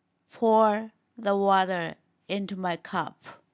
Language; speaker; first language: English; non-native, fluent; Chinese